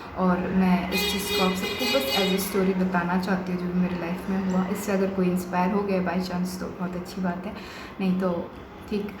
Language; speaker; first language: Hindi; non-native, local second language; Bangla